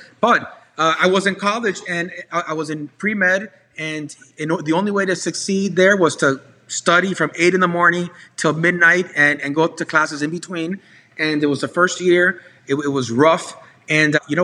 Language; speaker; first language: English; native; English